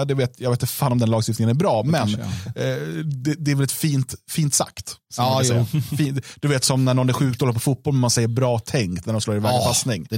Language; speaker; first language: Swedish; native; Swedish